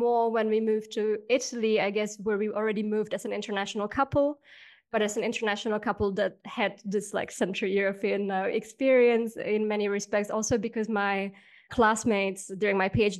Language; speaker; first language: English; non-native, fluent; Czech